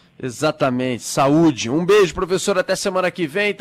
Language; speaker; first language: Portuguese; native; Portuguese